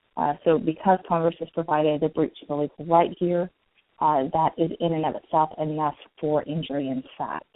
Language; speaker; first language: English; native; English